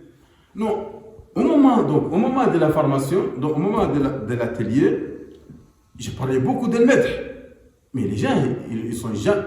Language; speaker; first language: French; non-native, local second language; Arabic